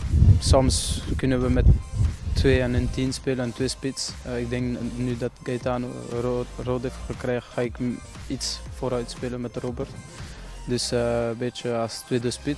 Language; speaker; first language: Dutch; non-native, fluent; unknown